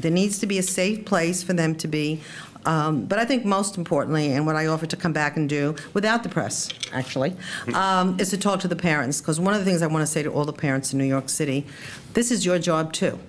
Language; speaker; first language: English; early bilingual, other home language; Spanish